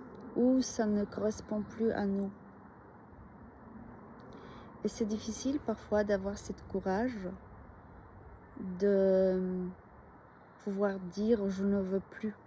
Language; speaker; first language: French; non-native, fluent; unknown